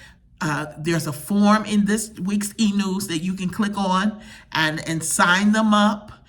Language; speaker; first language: English; native; English